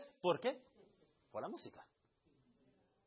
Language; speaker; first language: Spanish; early bilingual, heritage; Spanish